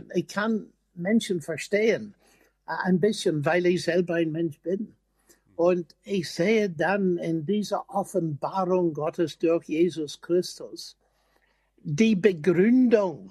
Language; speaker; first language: German; non-native, fluent; English